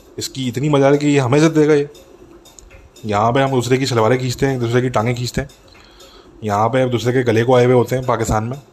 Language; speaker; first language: Urdu; native; Urdu